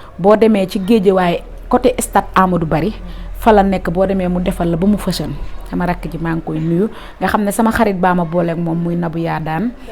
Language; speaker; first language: Wolof; native; Wolof